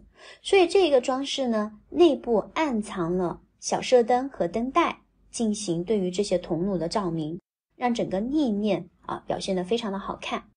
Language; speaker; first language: Chinese; native; Chinese